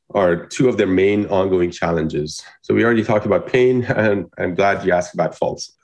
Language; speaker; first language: English; non-native, fluent; Persian